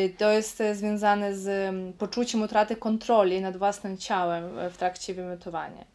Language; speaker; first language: Polish; non-native, fluent; Russian